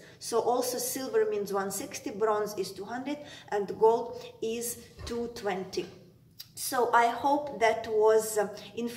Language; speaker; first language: English; non-native, fluent; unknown